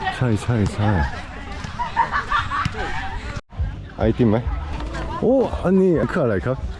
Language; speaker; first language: Thai; non-native, learner; Korean